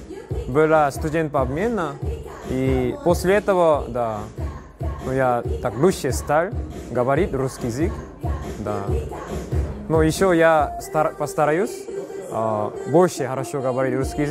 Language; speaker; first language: Russian; non-native, learner; Korean